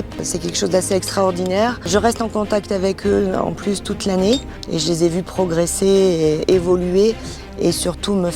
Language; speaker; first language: French; native; French